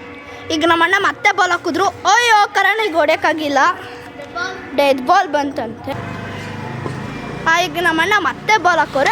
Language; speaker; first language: Kannada; native; Kannada